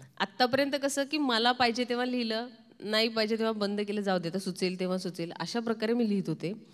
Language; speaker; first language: Marathi; native; Marathi